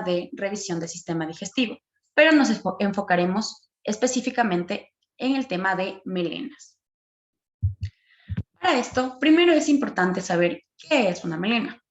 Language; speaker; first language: Spanish; native; Spanish